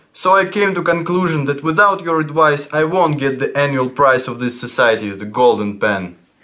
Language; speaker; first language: English; non-native, fluent; Russian